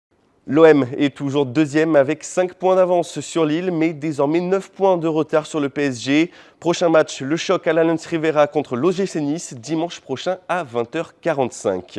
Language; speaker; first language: French; native; French